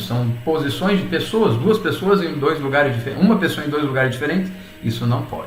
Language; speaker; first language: Portuguese; native; Portuguese